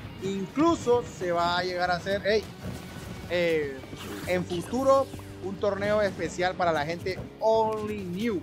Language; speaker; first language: Spanish; native; Spanish